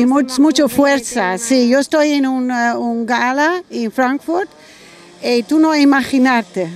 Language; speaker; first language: Spanish; non-native, learner; German